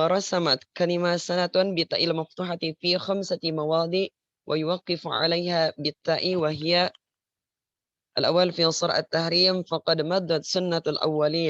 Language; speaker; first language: Arabic; non-native, learner; Indonesian